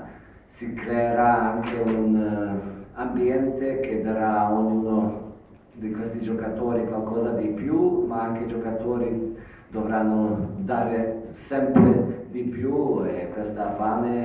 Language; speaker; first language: Italian; non-native, fluent; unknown